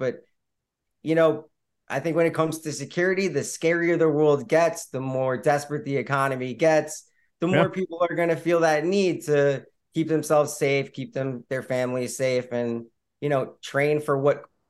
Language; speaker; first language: English; native; English